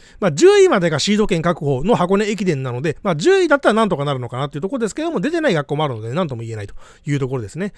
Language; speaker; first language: Japanese; native; Japanese